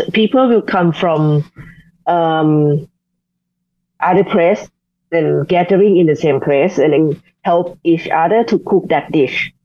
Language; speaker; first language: English; non-native, fluent; Thai